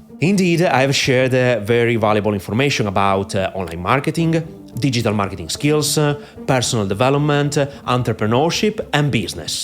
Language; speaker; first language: English; non-native, fluent; Italian